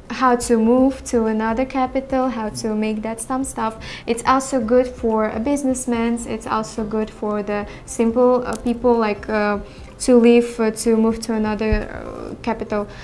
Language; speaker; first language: English; non-native, learner; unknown